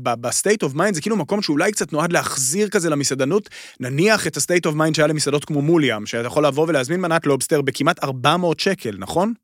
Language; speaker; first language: Hebrew; native; Hebrew